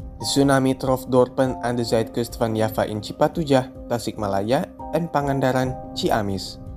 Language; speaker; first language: Dutch; non-native, fluent; Indonesian